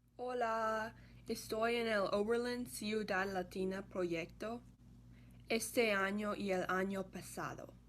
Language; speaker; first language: Spanish; non-native, learner; English